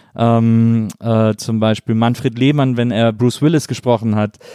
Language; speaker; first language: German; native; German